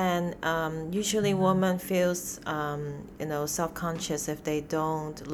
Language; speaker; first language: English; non-native, local second language; Cantonese